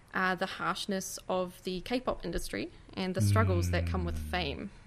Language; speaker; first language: English; native; English